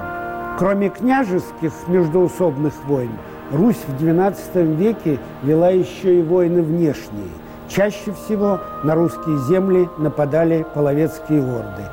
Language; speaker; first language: Russian; native; Russian